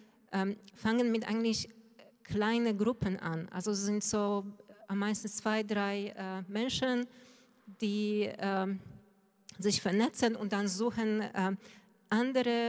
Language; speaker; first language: German; non-native, fluent; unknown